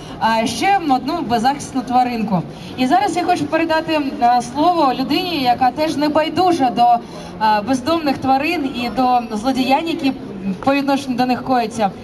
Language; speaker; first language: Ukrainian; native; Ukrainian